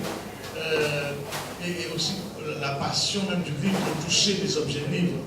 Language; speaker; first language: French; native; French